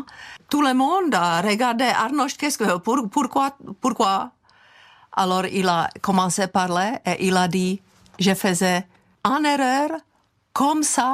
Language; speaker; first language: French; non-native, fluent; Czech